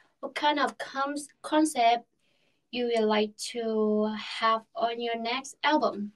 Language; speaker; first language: English; non-native, learner; Korean